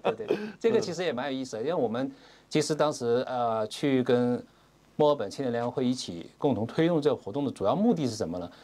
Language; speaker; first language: Chinese; non-native, local second language; Cantonese